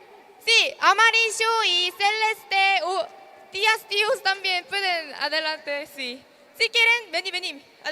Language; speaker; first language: Spanish; non-native, learner; Korean